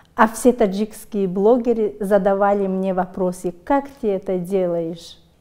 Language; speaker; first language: Russian; non-native, local second language; Tajik